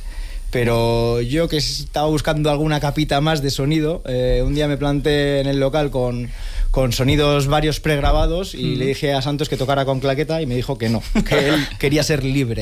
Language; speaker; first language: Spanish; native; Spanish